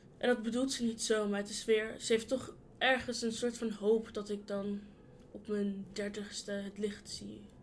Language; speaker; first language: Dutch; early bilingual, other home language; Yoruba